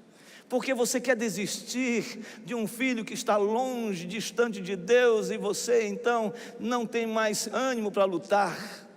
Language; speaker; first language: Portuguese; native; Portuguese